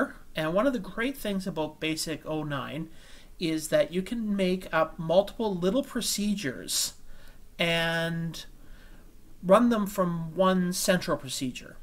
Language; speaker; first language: English; native; English